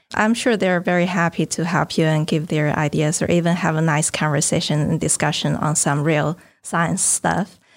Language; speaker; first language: English; non-native, fluent; Chinese